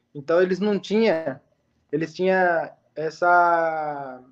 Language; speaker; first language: Portuguese; native; Portuguese